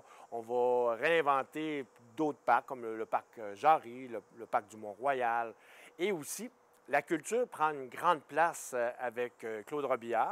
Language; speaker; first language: French; native; French